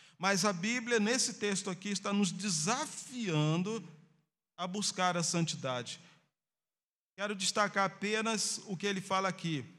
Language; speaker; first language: Portuguese; native; Portuguese